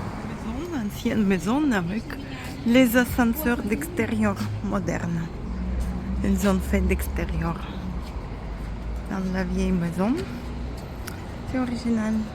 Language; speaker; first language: French; non-native, fluent; Russian